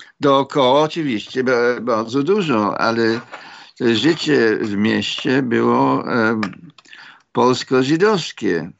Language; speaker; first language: Polish; non-native, fluent; English